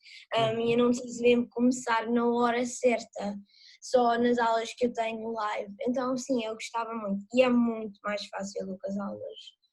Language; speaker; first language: Portuguese; early bilingual, heritage; Portuguese